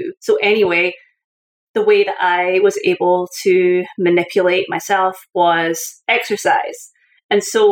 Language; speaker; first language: English; native; English